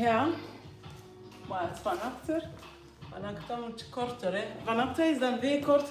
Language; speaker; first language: Dutch; non-native, fluent; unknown